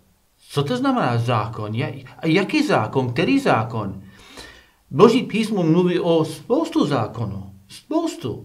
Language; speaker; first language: Czech; non-native, learner; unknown